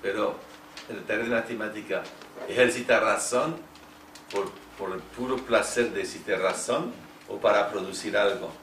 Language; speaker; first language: Spanish; non-native, fluent; French